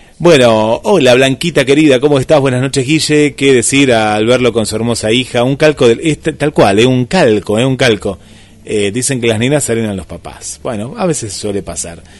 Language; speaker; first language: Spanish; native; Spanish